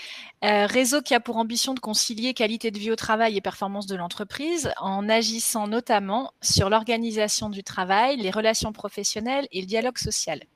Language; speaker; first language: French; native; French